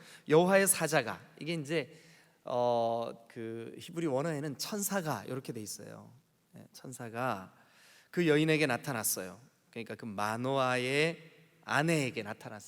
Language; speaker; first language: Korean; native; Korean